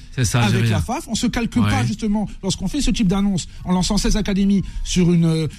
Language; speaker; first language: French; non-native, local second language; Arabic